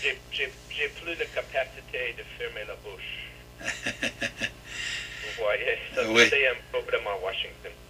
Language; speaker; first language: French; non-native, fluent; English